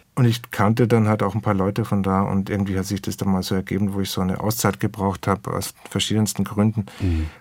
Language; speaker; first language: German; native; German